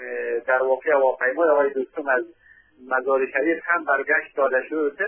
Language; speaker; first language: Persian; native; Persian